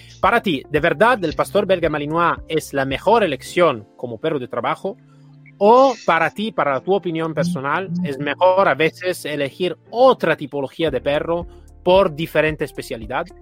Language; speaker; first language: Spanish; non-native, fluent; Italian